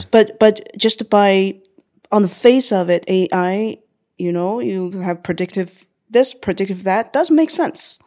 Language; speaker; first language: English; non-native, fluent; Chinese